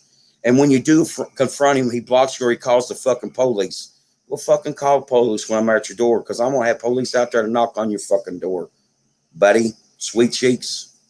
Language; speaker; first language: English; native; English